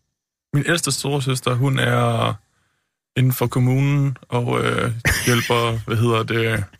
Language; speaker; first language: Danish; native; Danish